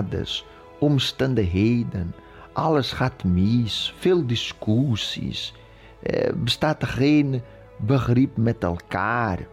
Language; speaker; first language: Dutch; non-native, fluent; Portuguese